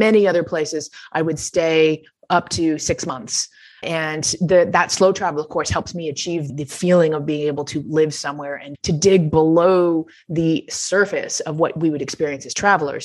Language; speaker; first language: English; native; English